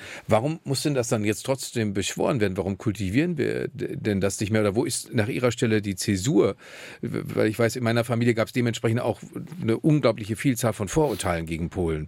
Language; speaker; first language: German; native; German